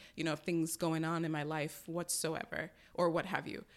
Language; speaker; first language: English; early bilingual, other home language; Yoruba